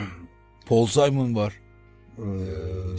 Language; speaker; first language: Turkish; native; Turkish